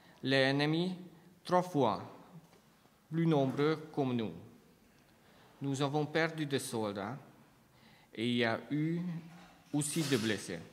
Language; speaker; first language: French; non-native, fluent; Hungarian